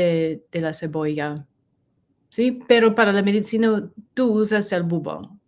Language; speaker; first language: Spanish; non-native, learner; English